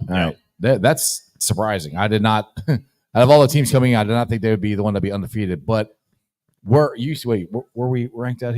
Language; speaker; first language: English; native; English